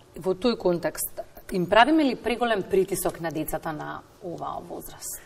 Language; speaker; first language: Macedonian; native; Macedonian